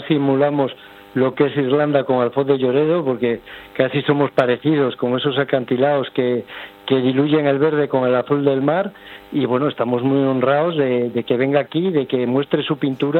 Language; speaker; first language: Spanish; native; Spanish